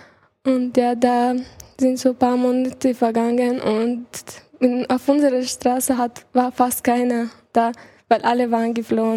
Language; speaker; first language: German; early bilingual, other home language; Chechen